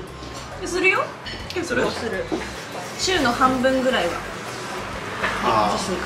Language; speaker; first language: Japanese; native; Japanese